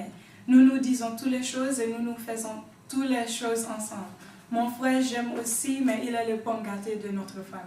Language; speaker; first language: French; non-native, learner; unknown